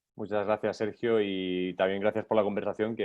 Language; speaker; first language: Spanish; native; Spanish